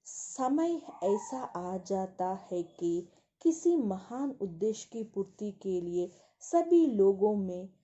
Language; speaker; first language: Hindi; non-native, local second language; Telugu